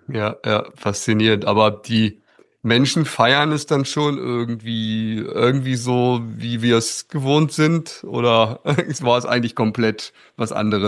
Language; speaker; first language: German; native; German